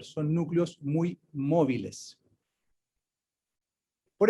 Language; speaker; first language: Spanish; native; Spanish